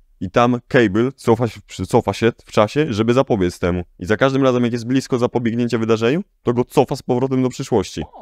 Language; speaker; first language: Polish; native; Polish